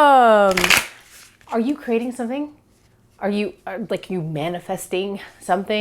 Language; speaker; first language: English; native; English